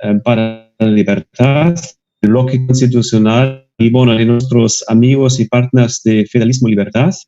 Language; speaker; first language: Spanish; non-native, fluent; German